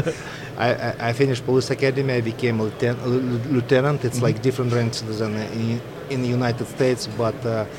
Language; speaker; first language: English; non-native, fluent; Russian